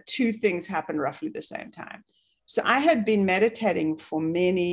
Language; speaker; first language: English; native; English